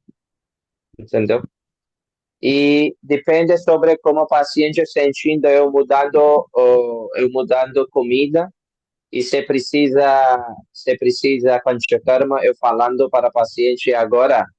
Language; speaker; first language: Portuguese; non-native, learner; Hindi